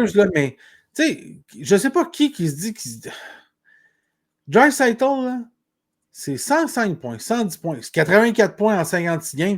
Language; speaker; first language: French; native; French